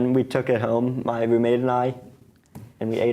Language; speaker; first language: English; native; English